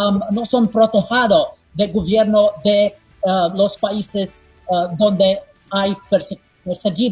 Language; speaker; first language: Spanish; non-native, fluent; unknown